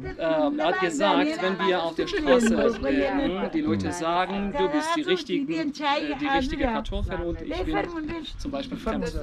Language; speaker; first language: German; non-native, fluent; Kurdish